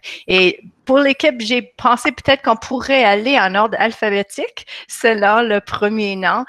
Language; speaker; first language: French; non-native, local second language; English